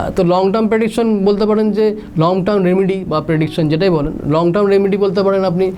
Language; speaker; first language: Hindi; non-native, local second language; Bangla